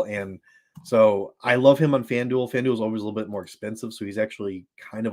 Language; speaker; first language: English; native; English